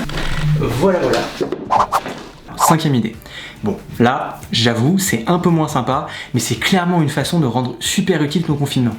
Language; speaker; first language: French; native; French